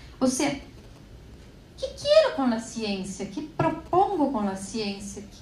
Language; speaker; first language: Spanish; non-native, fluent; Portuguese